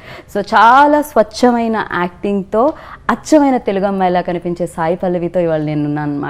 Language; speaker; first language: Telugu; native; Telugu